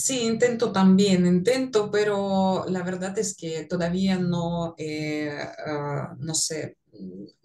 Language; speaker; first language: Spanish; non-native, fluent; Russian